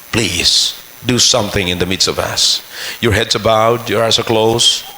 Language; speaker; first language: English; non-native, local second language; Filipino